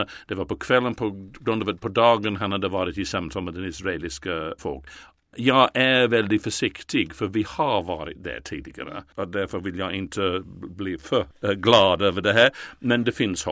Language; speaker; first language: Swedish; non-native, fluent; English